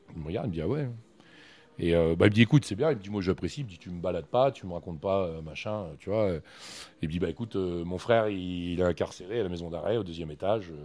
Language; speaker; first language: French; native; French